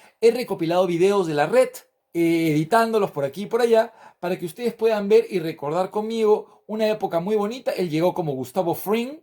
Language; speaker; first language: Spanish; native; Spanish